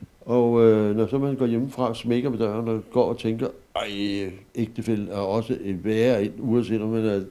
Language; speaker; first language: Danish; native; Danish